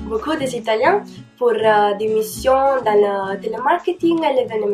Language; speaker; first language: French; non-native, learner; Italian